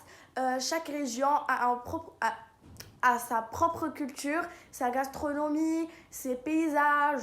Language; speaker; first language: French; non-native, local second language; Arabic